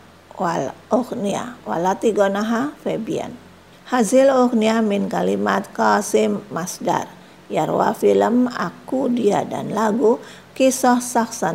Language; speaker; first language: Arabic; non-native, fluent; Indonesian